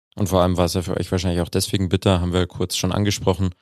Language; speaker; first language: German; native; German